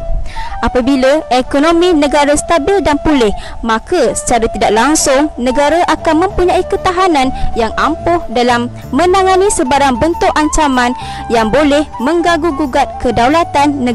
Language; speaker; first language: Malay; native; Malay